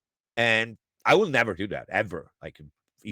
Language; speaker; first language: English; native; English